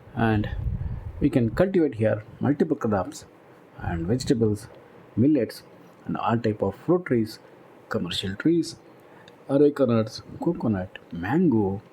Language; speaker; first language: English; non-native, local second language; Kannada